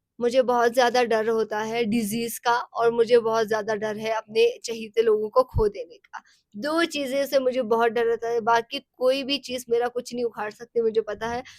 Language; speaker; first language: Hindi; non-native, local second language; Sicilian